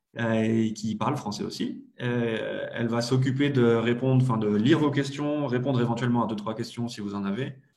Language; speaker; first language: French; native; French